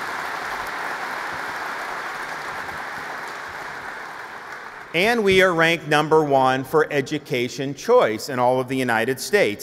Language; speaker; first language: English; native; English